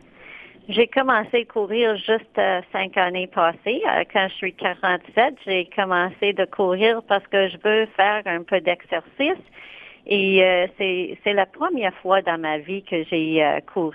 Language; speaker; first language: French; non-native, local second language; English